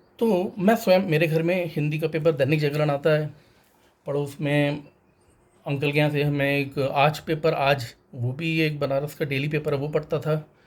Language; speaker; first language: Hindi; non-native, local second language; Tamil